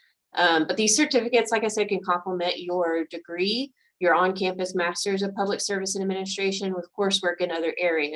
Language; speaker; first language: English; native; English